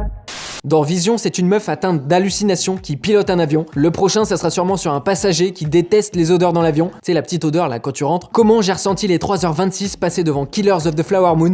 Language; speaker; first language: French; native; French